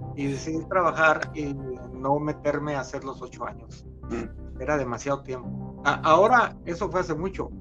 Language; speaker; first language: Spanish; native; Spanish